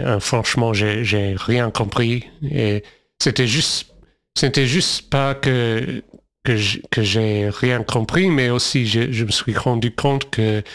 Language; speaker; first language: French; non-native, learner; English